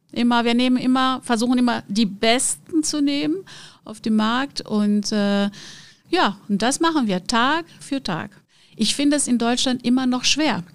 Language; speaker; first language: German; non-native, fluent; Portuguese